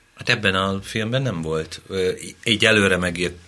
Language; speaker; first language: Hungarian; native; Hungarian